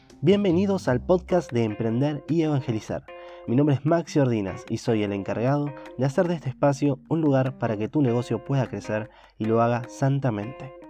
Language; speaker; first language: Spanish; native; Spanish